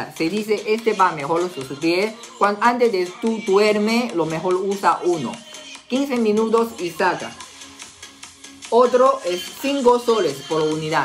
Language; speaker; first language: Spanish; non-native, learner; Chinese